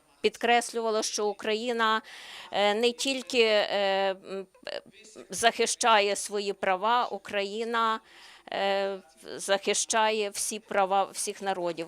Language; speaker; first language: Ukrainian; non-native, learner; Slovenian